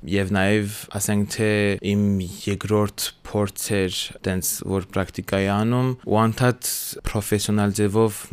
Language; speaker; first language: Armenian; early bilingual, heritage; French